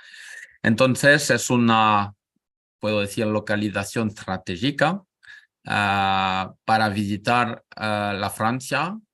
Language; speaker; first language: Spanish; non-native, learner; French